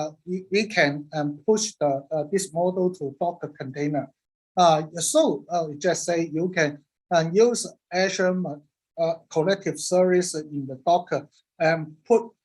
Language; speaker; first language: English; non-native, learner; Cantonese